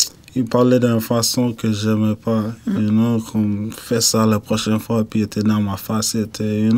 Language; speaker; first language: French; non-native, fluent; English